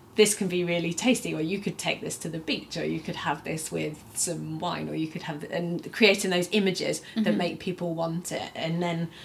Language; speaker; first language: English; native; English